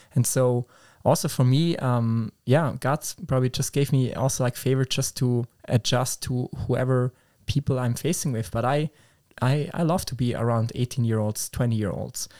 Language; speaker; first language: English; non-native, fluent; Swiss German